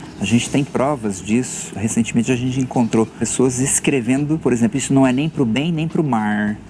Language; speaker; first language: Portuguese; native; Portuguese